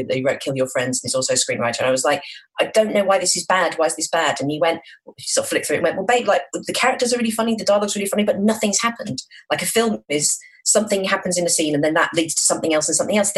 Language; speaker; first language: English; native; English